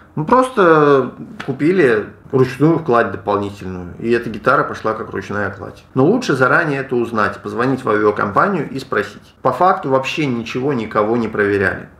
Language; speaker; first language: Russian; native; Russian